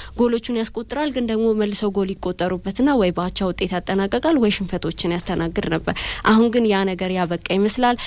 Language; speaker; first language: Amharic; native; Amharic